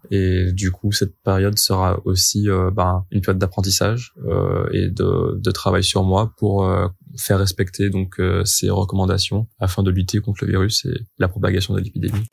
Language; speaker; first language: French; native; French